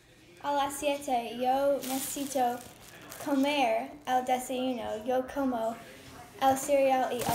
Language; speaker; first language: Spanish; non-native, learner; English